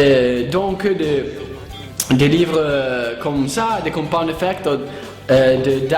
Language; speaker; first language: French; non-native, learner; Italian